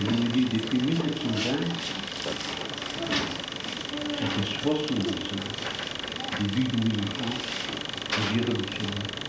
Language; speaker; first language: French; non-native, fluent; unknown